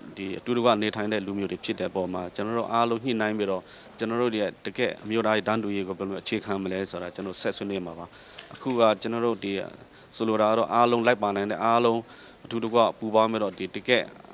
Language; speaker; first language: Burmese; non-native, local second language; Shwe Palaung